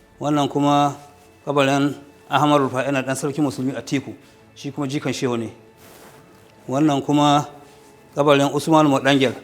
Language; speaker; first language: Hausa; native; Hausa